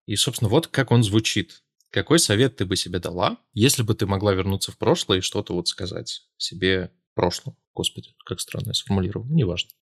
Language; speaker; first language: Russian; native; Russian